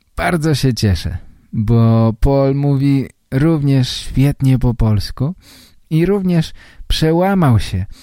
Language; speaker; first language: Polish; native; Polish